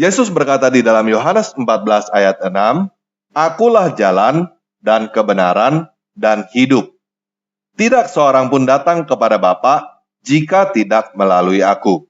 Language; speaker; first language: Indonesian; native; Indonesian